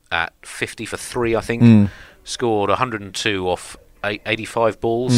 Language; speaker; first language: English; native; English